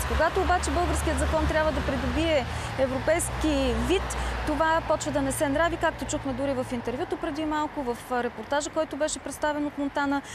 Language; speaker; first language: Bulgarian; native; Bulgarian